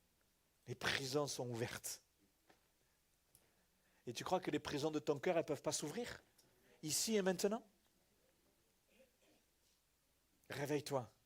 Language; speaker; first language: French; native; French